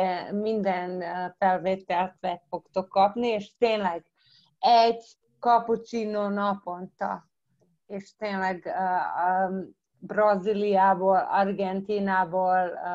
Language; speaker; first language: Hungarian; early bilingual, heritage; Croatian